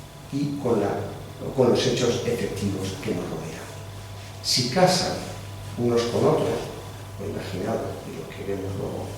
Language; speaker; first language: Spanish; native; Spanish